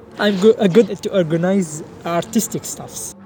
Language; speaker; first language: English; non-native, learner; Arabic